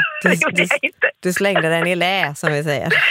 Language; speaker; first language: Swedish; native; Swedish